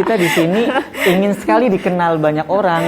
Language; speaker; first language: Indonesian; native; Indonesian